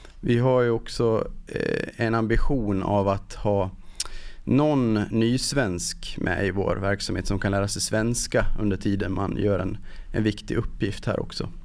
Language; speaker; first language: Swedish; native; Swedish